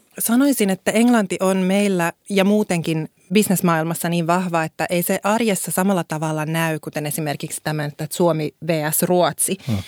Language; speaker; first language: Finnish; non-native, local second language; Swedish